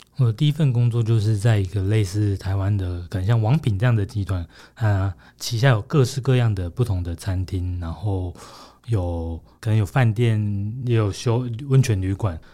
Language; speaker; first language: Chinese; native; Chinese